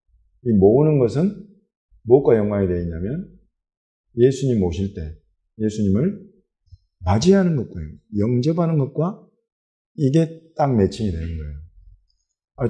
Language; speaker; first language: Korean; native; Korean